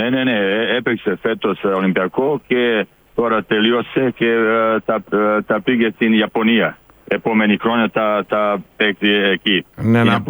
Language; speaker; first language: Greek; non-native, learner; Serbian